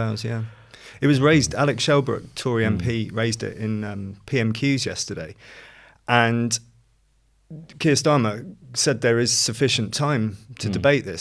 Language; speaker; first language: English; native; English